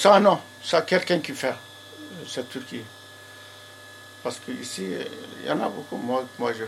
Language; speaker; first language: French; non-native, learner; Arabic